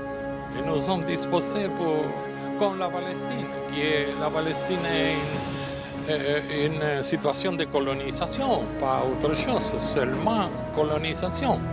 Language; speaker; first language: French; non-native, fluent; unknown